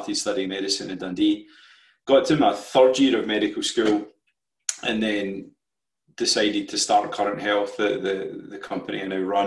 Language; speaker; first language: English; native; English